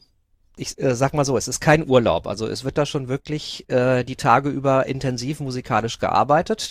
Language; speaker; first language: German; native; German